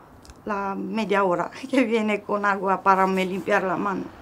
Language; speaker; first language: Spanish; non-native, learner; Romanian